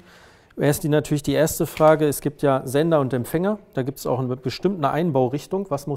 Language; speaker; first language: German; native; German